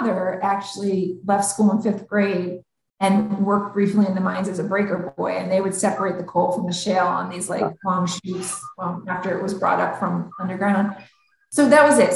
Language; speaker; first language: English; native; English